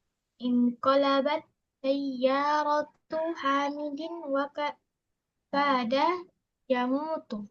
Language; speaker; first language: Arabic; non-native, learner; Indonesian